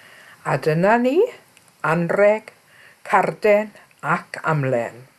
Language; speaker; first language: Welsh; native; Welsh